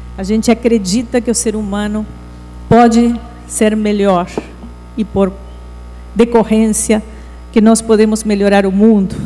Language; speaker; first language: Portuguese; non-native, fluent; Spanish